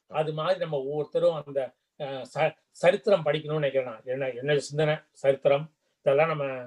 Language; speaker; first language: Tamil; native; Tamil